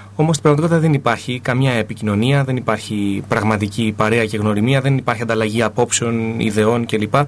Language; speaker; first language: Greek; native; Greek